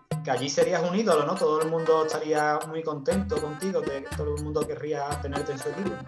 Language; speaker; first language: Spanish; native; Spanish